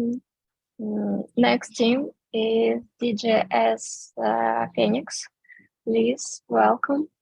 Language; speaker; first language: English; non-native, fluent; Russian